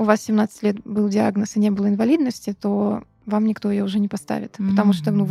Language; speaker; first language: Russian; native; Russian